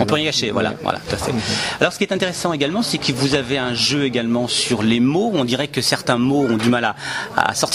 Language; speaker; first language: French; native; French